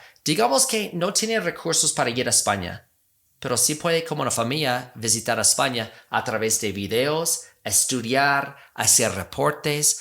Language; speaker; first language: Spanish; non-native, fluent; English